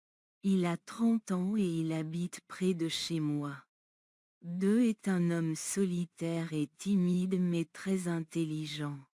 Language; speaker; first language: French; non-native, learner; Bangla